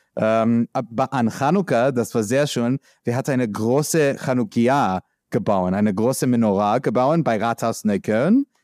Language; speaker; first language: German; non-native, learner; English